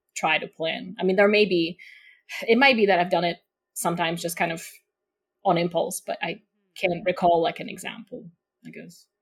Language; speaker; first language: English; non-native, fluent; Slovak